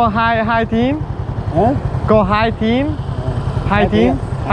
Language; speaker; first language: Vietnamese; non-native, learner; Czech